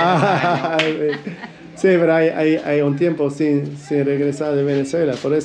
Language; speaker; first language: Spanish; non-native, learner; English